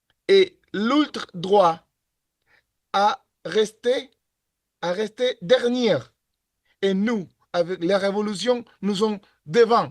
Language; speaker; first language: French; non-native, learner; Spanish